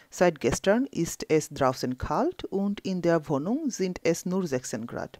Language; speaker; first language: German; non-native, local second language; Bangla